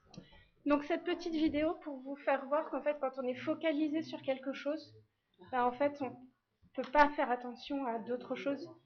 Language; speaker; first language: French; native; French